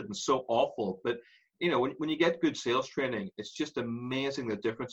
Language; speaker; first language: English; native; English